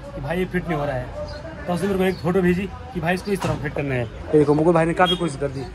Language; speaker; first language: Hindi; native; Hindi